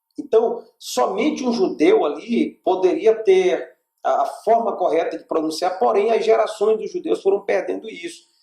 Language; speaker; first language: Portuguese; native; Portuguese